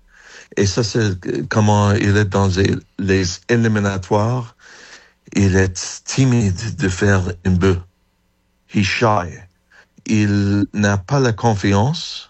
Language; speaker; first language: French; non-native, learner; English